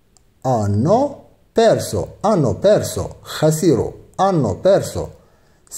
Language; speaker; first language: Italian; non-native, fluent; Arabic